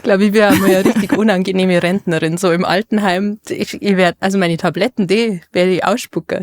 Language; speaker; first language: German; native; German